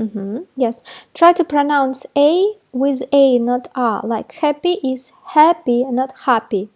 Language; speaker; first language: English; non-native, fluent; Russian